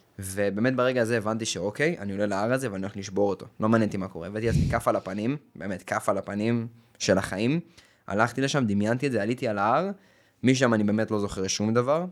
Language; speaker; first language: Hebrew; native; Hebrew